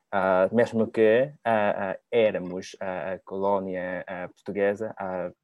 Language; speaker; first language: Portuguese; non-native, learner; Cantonese